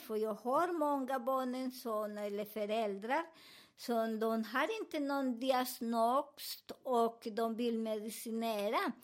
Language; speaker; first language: Swedish; non-native, fluent; Spanish